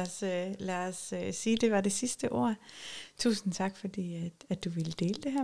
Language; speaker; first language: Danish; native; Danish